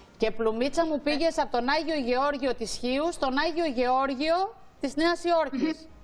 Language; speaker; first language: Greek; native; Greek